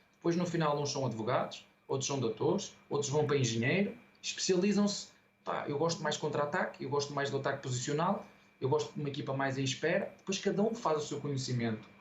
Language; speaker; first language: Portuguese; native; Portuguese